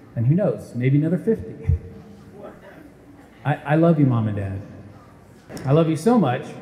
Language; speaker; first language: English; early bilingual, other home language; Portuguese